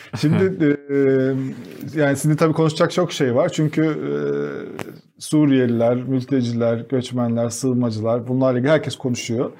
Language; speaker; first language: Turkish; native; Turkish